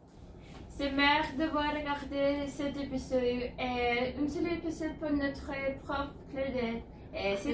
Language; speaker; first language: French; non-native, learner; Spanish